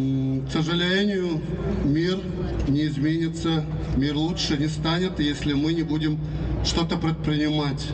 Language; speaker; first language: Russian; non-native, local second language; Chechen